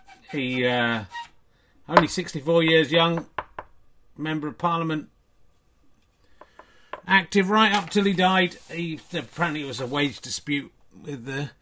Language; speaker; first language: English; native; English